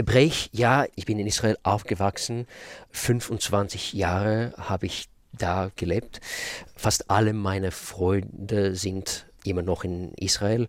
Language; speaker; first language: German; non-native, fluent; Russian